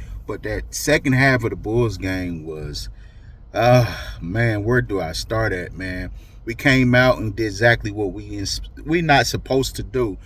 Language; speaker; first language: English; native; English